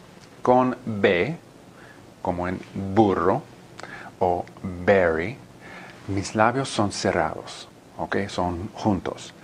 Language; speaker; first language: Spanish; non-native, learner; English